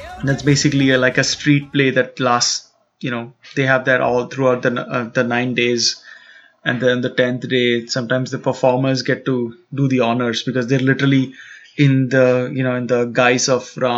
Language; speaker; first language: English; non-native, local second language; Tamil